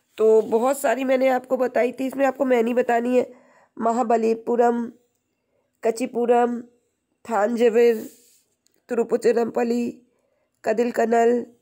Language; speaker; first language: Hindi; native; Hindi